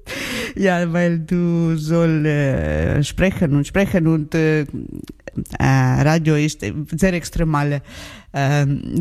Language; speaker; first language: German; non-native, learner; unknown